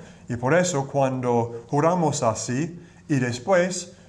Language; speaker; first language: Spanish; non-native, learner; English